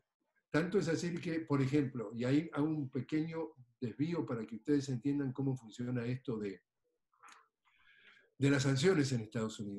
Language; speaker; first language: Spanish; native; Spanish